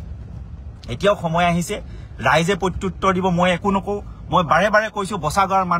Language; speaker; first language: Assamese; native; Assamese